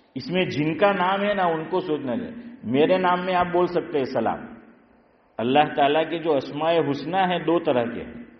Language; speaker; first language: Urdu; non-native, local second language; Gujarati